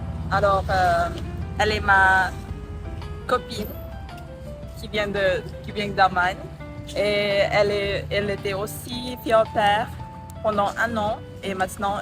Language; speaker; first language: French; non-native, learner; Thai